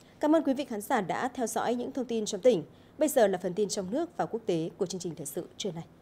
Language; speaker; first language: Vietnamese; native; Vietnamese